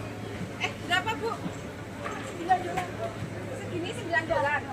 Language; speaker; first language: Indonesian; native; Indonesian